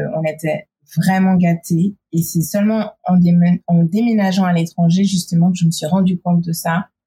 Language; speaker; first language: French; native; French